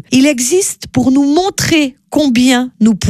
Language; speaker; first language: French; native; French